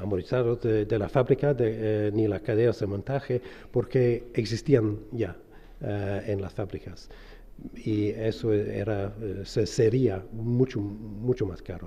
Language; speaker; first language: Spanish; non-native, fluent; English